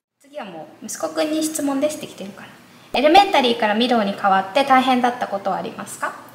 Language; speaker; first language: Japanese; native; Japanese